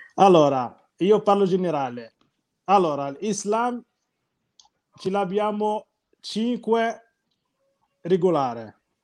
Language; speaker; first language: Italian; non-native, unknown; Arabic